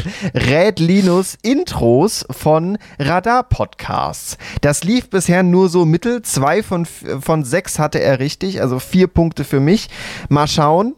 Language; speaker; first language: German; native; German